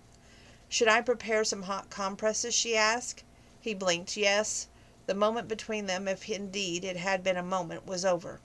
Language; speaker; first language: English; native; English